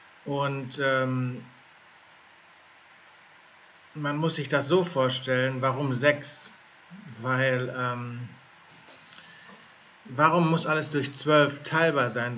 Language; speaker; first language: German; native; German